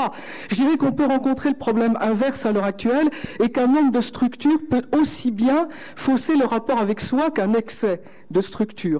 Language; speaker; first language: French; native; French